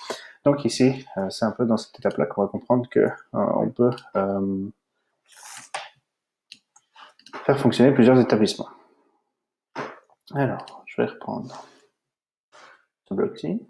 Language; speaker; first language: French; native; French